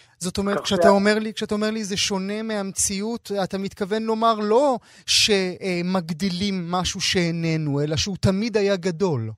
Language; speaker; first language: Hebrew; native; Hebrew